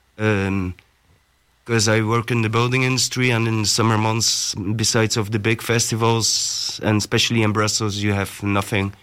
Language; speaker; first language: English; non-native, fluent; Dutch